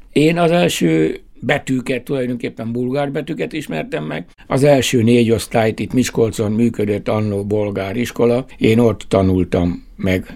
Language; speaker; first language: Hungarian; native; Hungarian